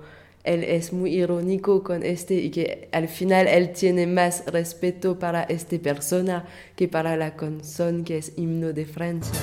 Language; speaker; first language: Spanish; non-native, fluent; French